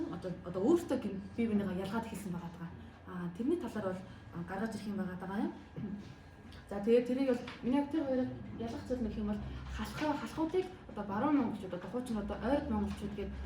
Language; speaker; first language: Mongolian; native; Mongolian